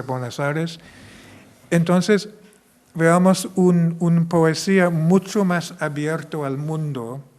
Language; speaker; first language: Spanish; non-native, fluent; English